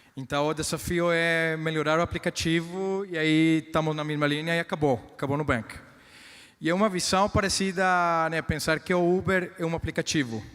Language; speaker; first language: Portuguese; non-native, fluent; Spanish